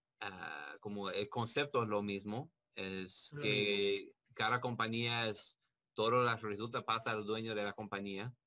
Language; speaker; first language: Spanish; non-native, learner; English